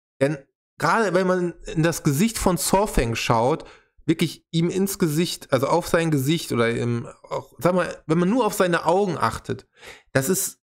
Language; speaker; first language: German; native; German